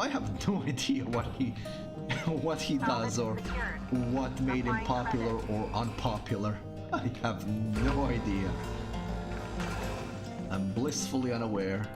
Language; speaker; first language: English; native; English